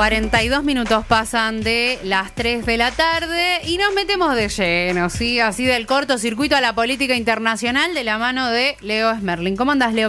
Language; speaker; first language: Spanish; native; Spanish